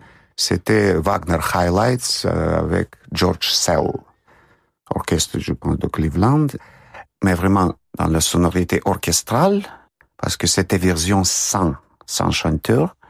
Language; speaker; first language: French; non-native, fluent; Russian